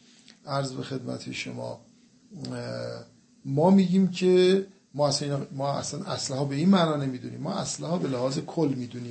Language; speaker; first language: Persian; native; Persian